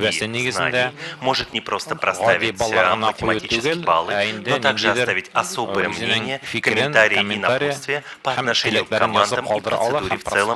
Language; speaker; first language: Russian; native; Russian